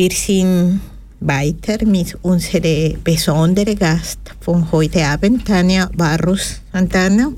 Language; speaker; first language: German; non-native, fluent; Spanish